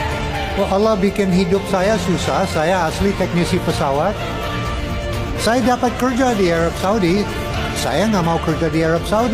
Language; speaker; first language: Indonesian; non-native, fluent; English